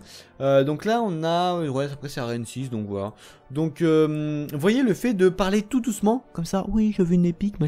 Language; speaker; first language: French; native; French